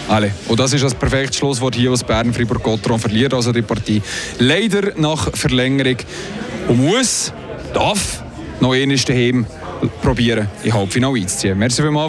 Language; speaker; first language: German; native; German